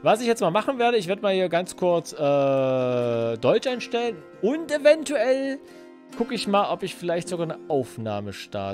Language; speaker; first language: German; native; German